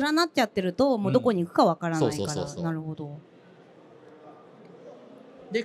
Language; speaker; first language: Japanese; native; Japanese